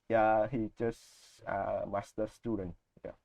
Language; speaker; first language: English; non-native, learner; Vietnamese